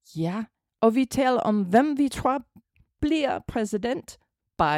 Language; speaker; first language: Danish; non-native, fluent; English